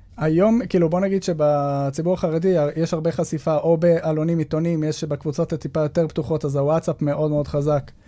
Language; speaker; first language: Hebrew; native; Hebrew